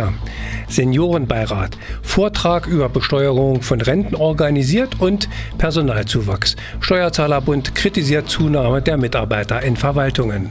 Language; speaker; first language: German; native; German